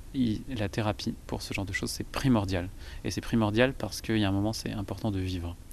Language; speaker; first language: French; native; French